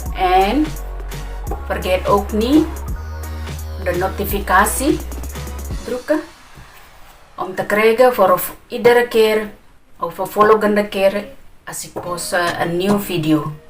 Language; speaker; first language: Dutch; non-native, learner; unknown